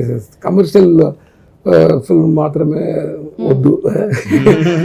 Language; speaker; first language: Telugu; non-native, learner; Tamil